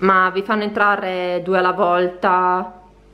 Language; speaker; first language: Italian; native; Italian